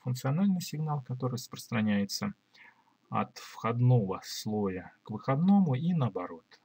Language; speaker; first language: Russian; native; Russian